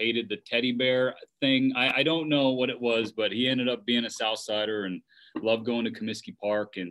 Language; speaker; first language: English; native; English